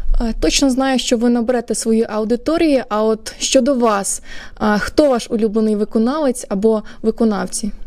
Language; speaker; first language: Ukrainian; native; Ukrainian